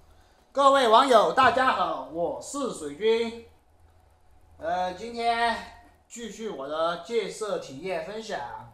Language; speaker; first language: Chinese; native; Chinese